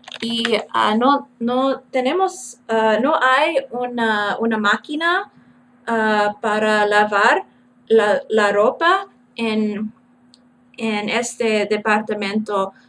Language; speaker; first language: Spanish; non-native, learner; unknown